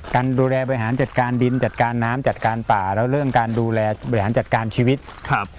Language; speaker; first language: Thai; native; Thai